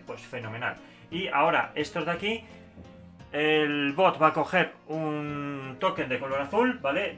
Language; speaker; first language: Spanish; native; Spanish